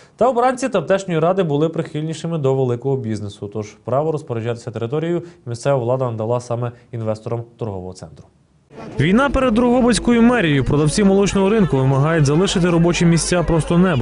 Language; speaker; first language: Ukrainian; native; Ukrainian